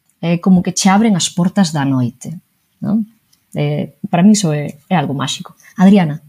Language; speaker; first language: Galician; native; Galician